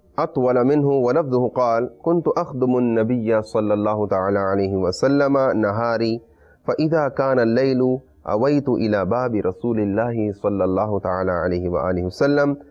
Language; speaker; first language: Arabic; non-native, fluent; Urdu